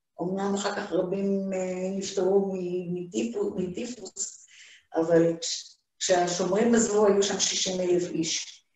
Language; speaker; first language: Hebrew; early bilingual, other home language; Hungarian